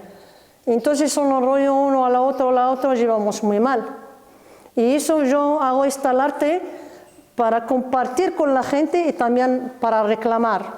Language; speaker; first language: Spanish; non-native, learner; Arabic